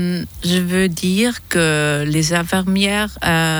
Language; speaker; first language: French; non-native, fluent; German